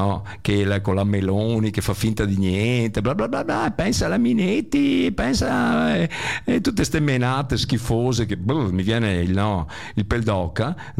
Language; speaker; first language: Italian; native; Italian